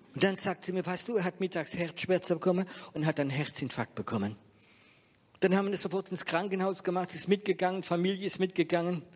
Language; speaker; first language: German; non-native, fluent; French